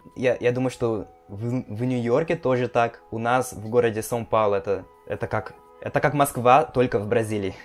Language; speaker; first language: Russian; non-native, fluent; Portuguese